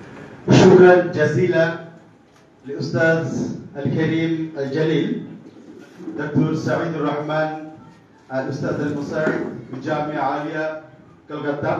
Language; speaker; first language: Arabic; non-native, fluent; Bangla